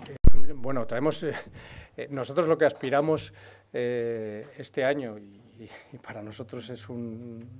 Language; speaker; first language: Spanish; native; Spanish